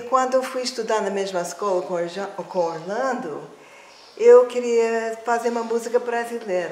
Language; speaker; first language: Portuguese; non-native, fluent; English